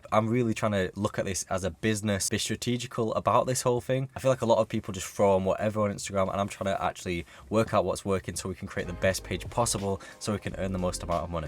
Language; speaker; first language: English; native; English